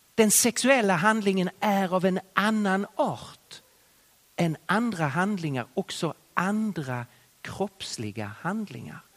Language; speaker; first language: Swedish; native; Swedish